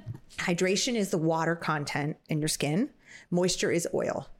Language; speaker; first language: English; native; English